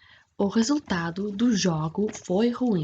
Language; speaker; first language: Portuguese; non-native, fluent; English